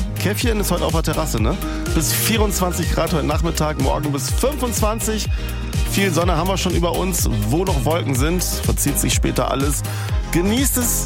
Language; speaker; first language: German; native; German